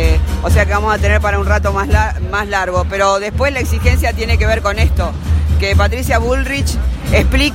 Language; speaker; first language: Spanish; native; Spanish